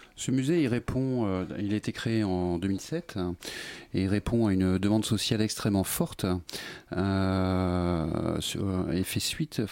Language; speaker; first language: French; native; French